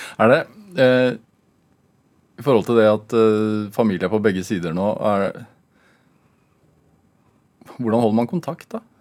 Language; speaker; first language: Norwegian; native; Norwegian